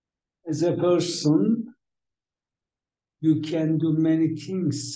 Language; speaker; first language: English; non-native, fluent; Turkish